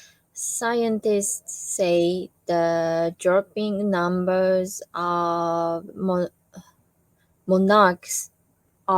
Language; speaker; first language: English; non-native, learner; Japanese